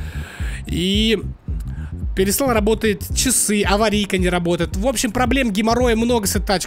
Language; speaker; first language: Russian; native; Russian